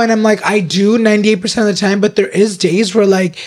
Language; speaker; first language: English; early bilingual, other home language; Spanish